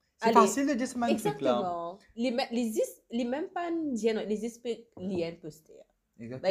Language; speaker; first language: French; non-native, local second language; Morisyen